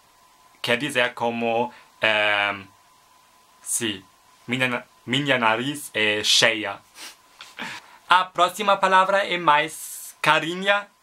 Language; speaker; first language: Portuguese; non-native, learner; German